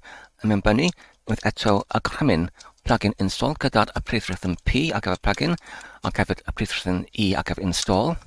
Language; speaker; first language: Welsh; non-native, learner; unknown